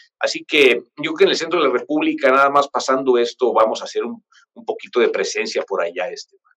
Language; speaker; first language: Spanish; native; Spanish